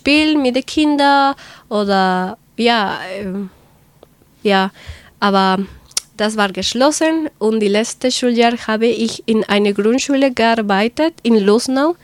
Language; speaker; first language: German; non-native, learner; Spanish